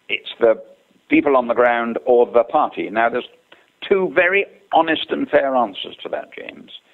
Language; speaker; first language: English; native; English